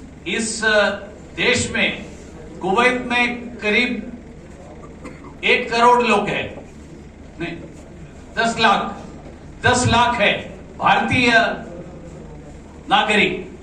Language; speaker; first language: Hindi; non-native, local second language; Malayalam